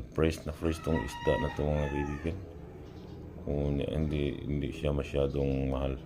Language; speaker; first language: Filipino; non-native, local second language; Cebuano